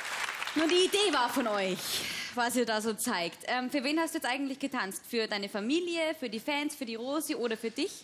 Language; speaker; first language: German; native; German